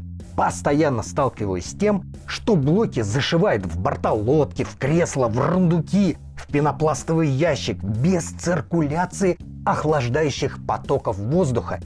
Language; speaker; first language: Russian; native; Russian